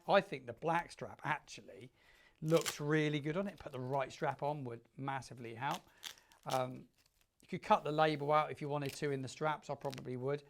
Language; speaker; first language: English; native; English